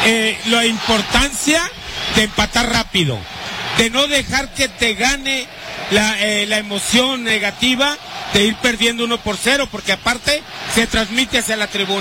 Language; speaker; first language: Spanish; native; Spanish